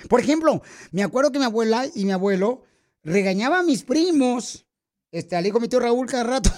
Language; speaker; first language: Spanish; native; Spanish